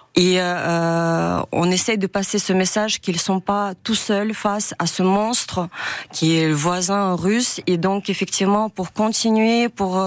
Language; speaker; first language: French; non-native, fluent; Ukrainian